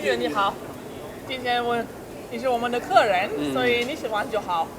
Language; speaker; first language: Chinese; non-native, fluent; German